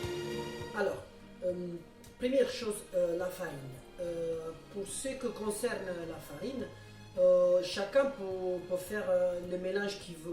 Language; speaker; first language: French; non-native, fluent; Italian